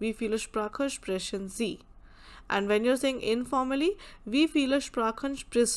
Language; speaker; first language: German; non-native, fluent; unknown